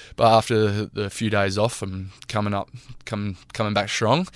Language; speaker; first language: English; native; English